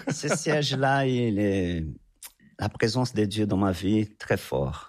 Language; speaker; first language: French; non-native, fluent; Portuguese